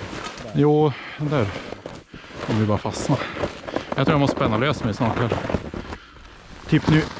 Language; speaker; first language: Swedish; native; Swedish